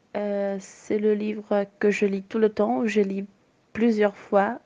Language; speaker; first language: French; non-native, fluent; Portuguese